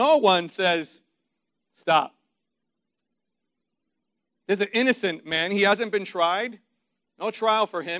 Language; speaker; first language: English; native; English